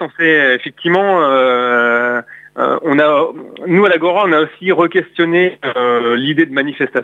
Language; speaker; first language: French; native; French